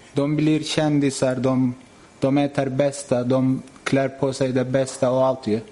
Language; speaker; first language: Swedish; non-native, fluent; Turkish